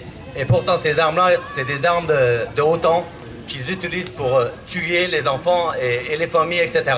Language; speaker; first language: French; non-native, fluent; Kurdish